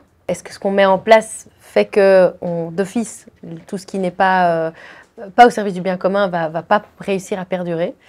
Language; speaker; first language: French; native; French